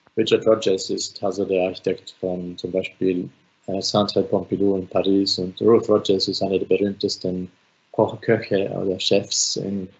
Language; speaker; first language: German; non-native, fluent; Finnish